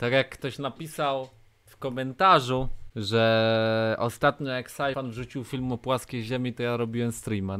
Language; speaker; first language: Polish; native; Polish